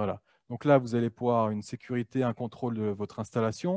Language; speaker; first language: French; native; French